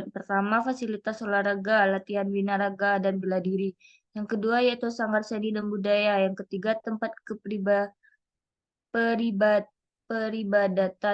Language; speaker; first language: Indonesian; native; Indonesian